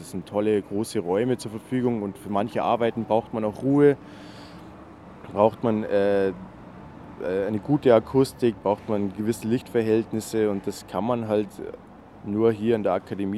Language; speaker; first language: German; native; German